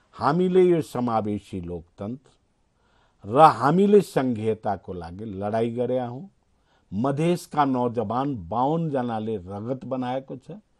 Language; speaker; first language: Nepali; non-native, local second language; Maithili